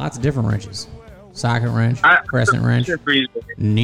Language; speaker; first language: English; native; English